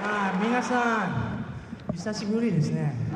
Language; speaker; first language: Japanese; non-native, learner; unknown